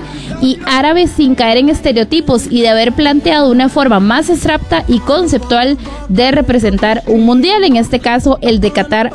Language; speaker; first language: Spanish; native; Spanish